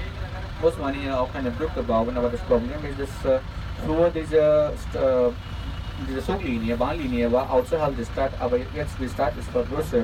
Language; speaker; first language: German; non-native, learner; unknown